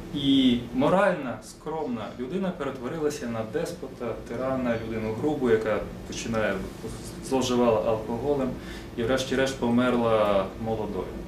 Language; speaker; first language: Ukrainian; non-native, local second language; Russian